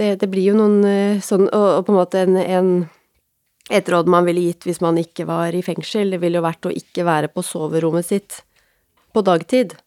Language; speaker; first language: Norwegian; native; Norwegian